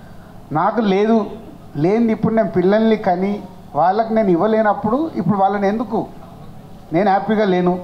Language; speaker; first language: Telugu; native; Telugu